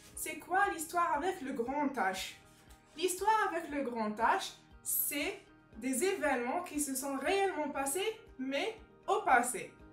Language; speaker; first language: French; non-native, local second language; Arabic